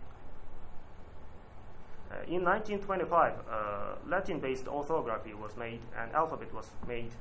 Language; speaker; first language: English; non-native, learner; Japanese